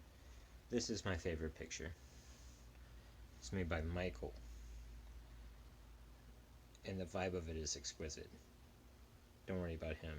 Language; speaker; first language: English; native; English